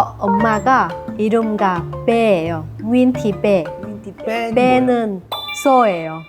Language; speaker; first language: Korean; non-native, learner; Vietnamese